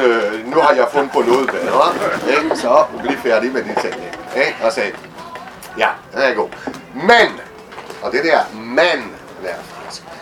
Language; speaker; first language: Danish; non-native, fluent; French